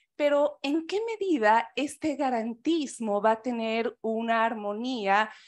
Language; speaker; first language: Spanish; native; Spanish